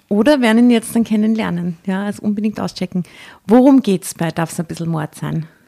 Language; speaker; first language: German; native; German